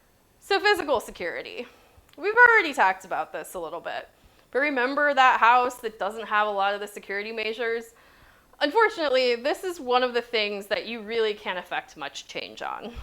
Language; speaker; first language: English; native; English